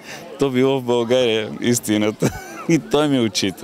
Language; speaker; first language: Bulgarian; native; Bulgarian